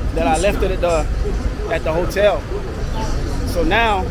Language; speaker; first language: English; native; English